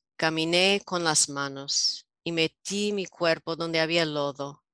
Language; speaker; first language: Spanish; non-native, fluent; English